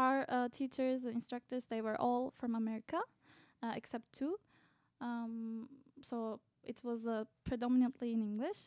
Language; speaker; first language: English; non-native, fluent; Turkish